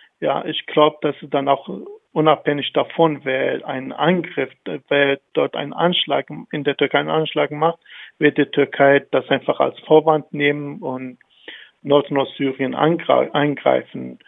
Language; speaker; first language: German; non-native, fluent; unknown